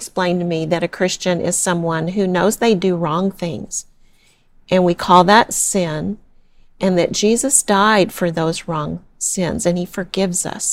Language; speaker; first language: English; native; English